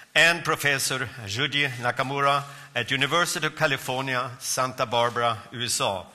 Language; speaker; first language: English; non-native, fluent; Swedish